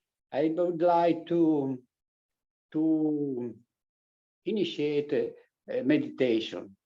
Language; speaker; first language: English; non-native, learner; Italian